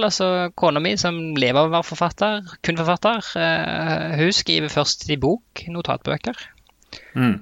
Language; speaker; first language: Norwegian; native; Norwegian